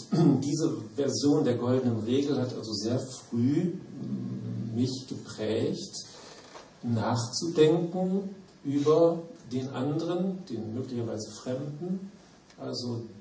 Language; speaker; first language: German; native; German